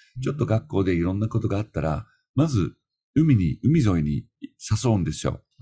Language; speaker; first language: Japanese; non-native, fluent; English